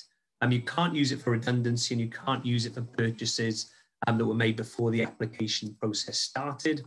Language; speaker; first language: English; native; English